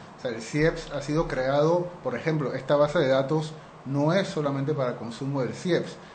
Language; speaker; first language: Spanish; native; Spanish